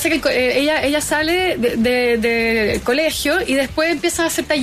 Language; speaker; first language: Spanish; native; Spanish